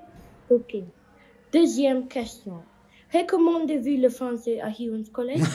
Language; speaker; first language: French; non-native, learner; English